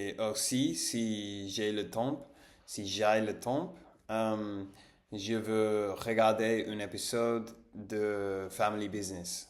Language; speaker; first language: French; non-native, learner; English